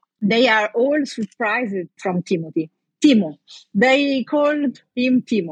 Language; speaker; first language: English; non-native, learner; Italian